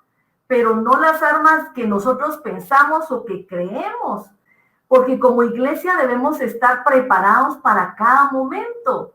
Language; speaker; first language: Spanish; native; Spanish